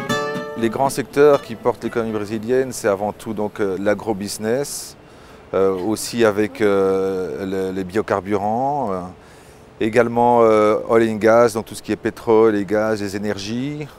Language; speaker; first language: French; native; French